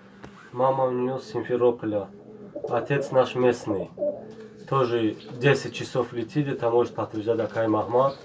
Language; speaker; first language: Russian; non-native, local second language; Tajik